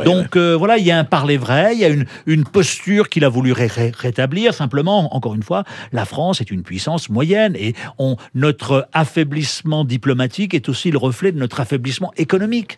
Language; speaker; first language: French; native; French